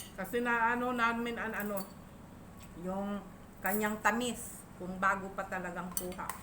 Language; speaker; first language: Filipino; native; Filipino